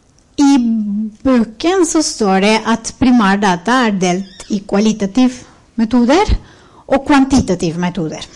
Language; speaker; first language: Norwegian; non-native, fluent; Spanish